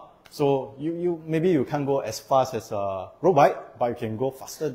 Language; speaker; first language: English; non-native, local second language; Chinese